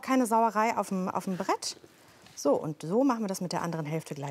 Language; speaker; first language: German; native; German